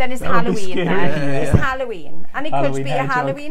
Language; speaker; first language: English; native; English